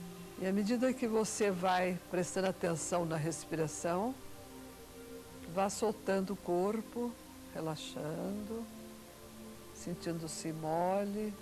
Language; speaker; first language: Portuguese; native; Portuguese